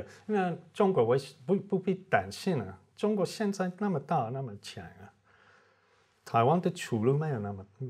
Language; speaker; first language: Chinese; non-native, fluent; English